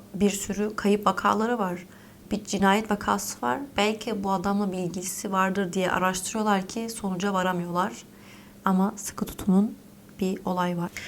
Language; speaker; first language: Turkish; early bilingual, heritage; Turkish